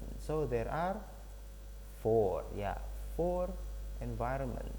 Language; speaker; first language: English; non-native, learner; Indonesian